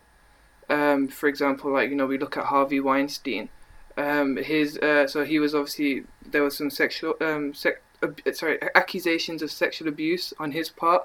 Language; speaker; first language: English; native; English